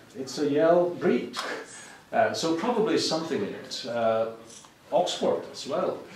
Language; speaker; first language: English; non-native, fluent; Czech